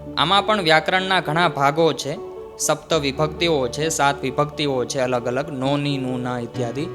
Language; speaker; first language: Gujarati; native; Gujarati